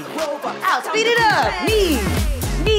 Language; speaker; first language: English; native; English